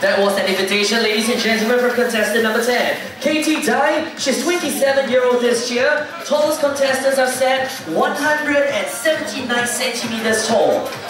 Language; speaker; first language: English; non-native, local second language; Chinese